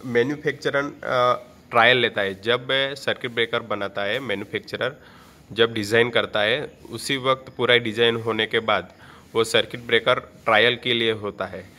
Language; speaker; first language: Hindi; non-native, local second language; Gujarati